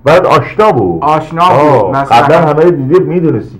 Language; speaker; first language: Persian; native; Persian